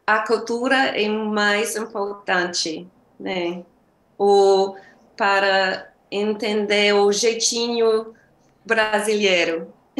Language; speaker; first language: Portuguese; non-native, learner; English